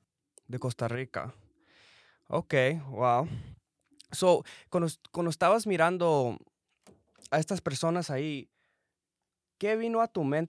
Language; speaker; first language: Spanish; early bilingual, heritage; Spanish